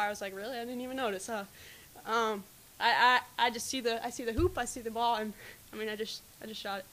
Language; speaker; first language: English; native; English